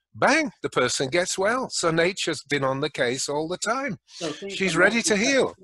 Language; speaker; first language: English; native; English